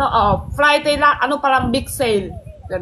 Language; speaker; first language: Filipino; non-native, learner; Chinese